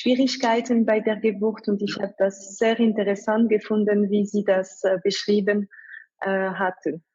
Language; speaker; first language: German; non-native, fluent; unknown